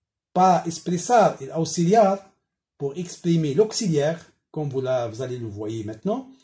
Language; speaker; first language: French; non-native, local second language; Arabic